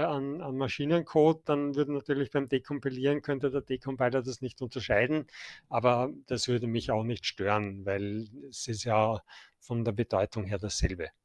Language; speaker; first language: German; native; German